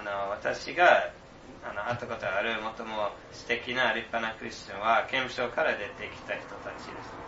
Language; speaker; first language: Japanese; non-native, fluent; English